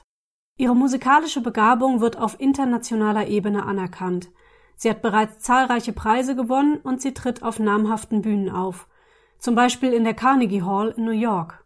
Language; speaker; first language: German; native; German